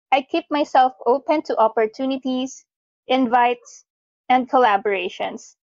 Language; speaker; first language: English; non-native, local second language; Filipino